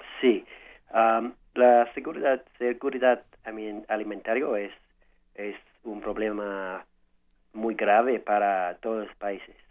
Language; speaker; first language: Spanish; non-native, learner; English